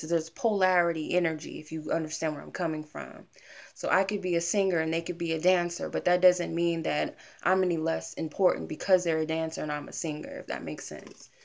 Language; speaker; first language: English; native; English